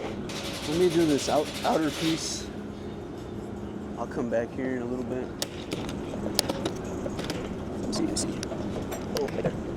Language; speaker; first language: English; native; English